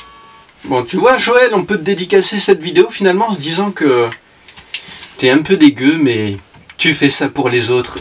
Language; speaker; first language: French; native; French